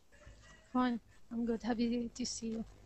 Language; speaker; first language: English; non-native, learner; Arabic